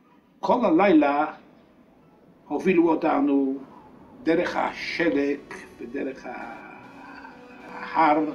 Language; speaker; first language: Hebrew; non-native, fluent; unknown